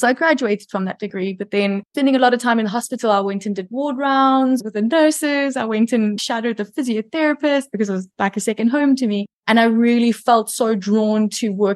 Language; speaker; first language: English; native; English